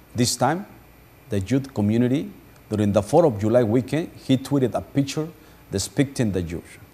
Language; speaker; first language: English; non-native, fluent; Spanish